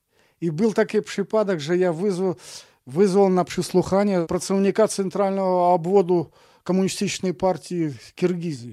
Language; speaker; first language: Polish; non-native, fluent; Russian